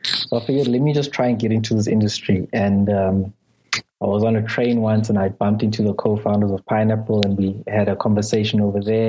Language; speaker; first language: English; non-native, local second language; Zulu